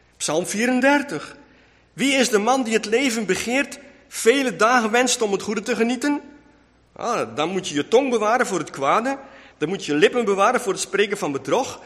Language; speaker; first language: Dutch; non-native, local second language; Western Frisian